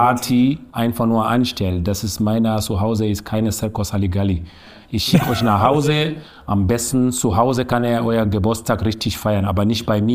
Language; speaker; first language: German; non-native, learner; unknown